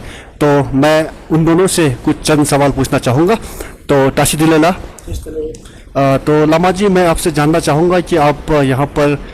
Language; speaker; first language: Hindi; native; Hindi